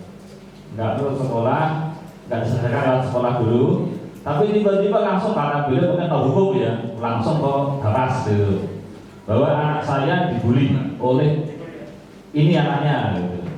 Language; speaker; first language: Indonesian; native; Indonesian